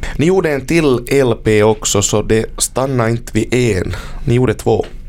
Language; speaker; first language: Swedish; native; Swedish